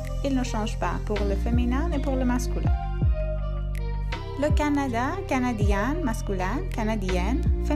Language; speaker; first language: French; non-native, fluent; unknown